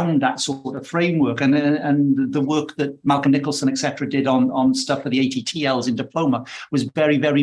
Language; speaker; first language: English; native; English